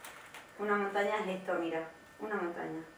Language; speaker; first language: Spanish; native; Spanish